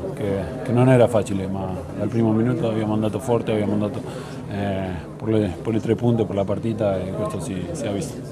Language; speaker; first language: Italian; non-native, fluent; Spanish